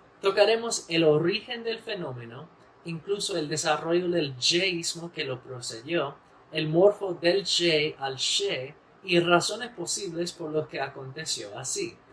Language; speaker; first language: Spanish; non-native, learner; English